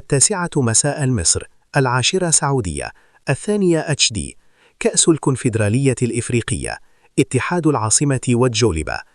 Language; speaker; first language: Arabic; native; Arabic